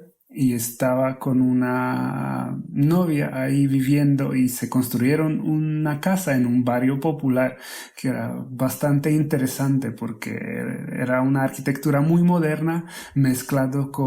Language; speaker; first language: Spanish; non-native, fluent; Hungarian